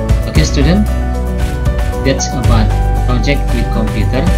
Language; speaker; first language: English; non-native, learner; Indonesian